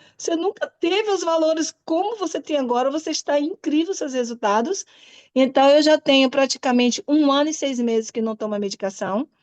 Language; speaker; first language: Portuguese; native; Portuguese